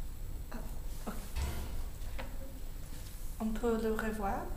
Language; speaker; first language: French; non-native, learner; English